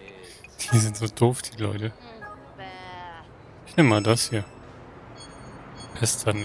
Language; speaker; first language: German; native; German